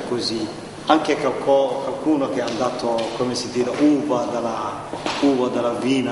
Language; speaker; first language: Italian; non-native, learner; Somali